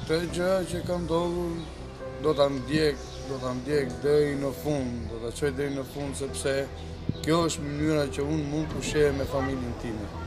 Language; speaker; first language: Albanian; non-native, local second language; Romany